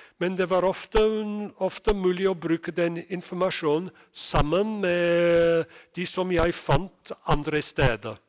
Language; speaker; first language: Norwegian; non-native, fluent; English